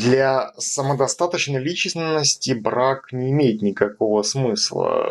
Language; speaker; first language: Russian; native; Russian